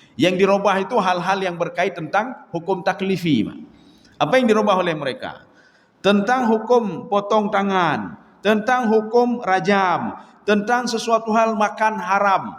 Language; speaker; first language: Malay; non-native, local second language; Achinese